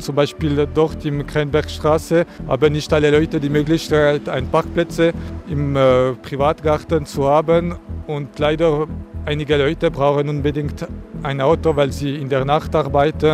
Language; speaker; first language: German; non-native, local second language; French